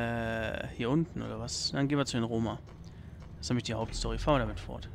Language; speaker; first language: German; native; German